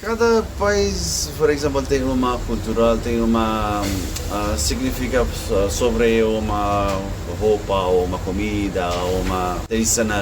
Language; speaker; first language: Portuguese; non-native, learner; Nepali